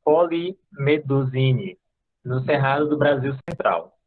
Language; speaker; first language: Portuguese; native; Portuguese